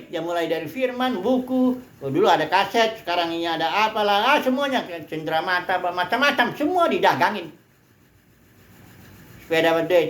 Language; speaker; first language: Indonesian; native; Indonesian